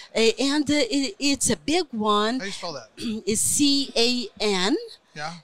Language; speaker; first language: English; non-native, fluent; Portuguese